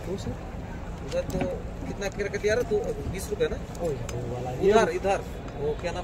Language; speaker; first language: Hindi; non-native, local second language; Bangla